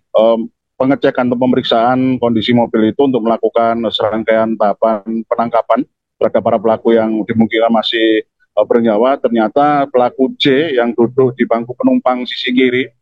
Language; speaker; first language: Indonesian; native; Indonesian